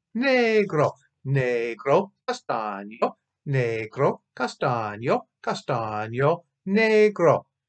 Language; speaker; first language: Spanish; non-native, fluent; English